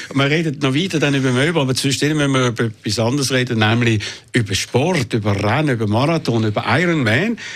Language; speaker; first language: German; native; German